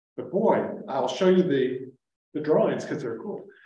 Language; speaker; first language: English; native; English